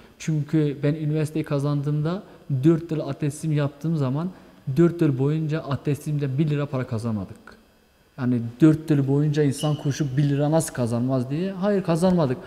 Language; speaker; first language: Turkish; non-native, local second language; Kurdish